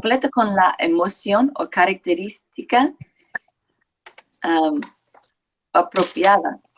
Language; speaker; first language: Spanish; non-native, fluent; English